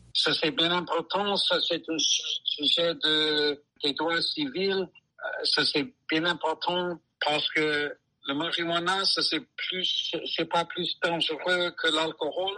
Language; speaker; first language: French; non-native, fluent; English